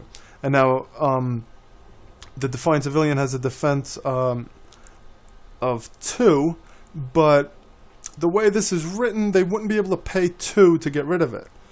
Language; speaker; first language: English; native; English